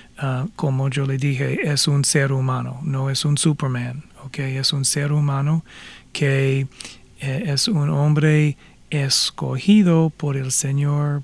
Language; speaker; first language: Spanish; non-native, fluent; English